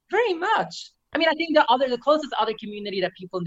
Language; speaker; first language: English; early bilingual, other home language; Yiddish